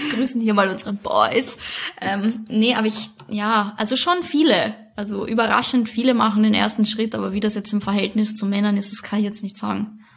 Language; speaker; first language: German; native; German